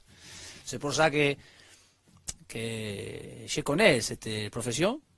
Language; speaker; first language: French; non-native, learner; Spanish